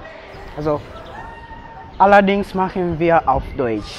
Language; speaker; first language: German; non-native, learner; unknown